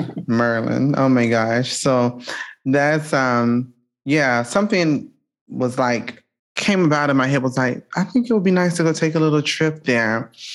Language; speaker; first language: English; native; English